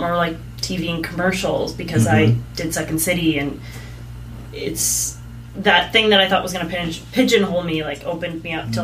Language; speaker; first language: English; native; English